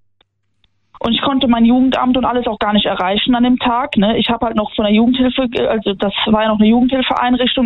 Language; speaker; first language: German; native; German